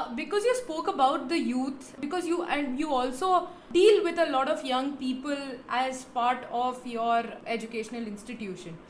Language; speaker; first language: English; non-native, local second language; Hindi